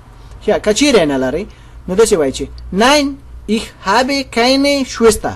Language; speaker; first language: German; non-native, fluent; Pashto